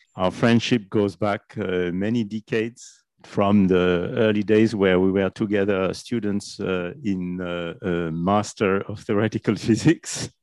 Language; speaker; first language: English; non-native, fluent; French